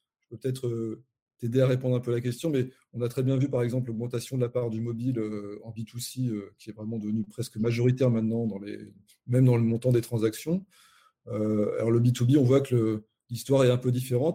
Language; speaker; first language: French; native; French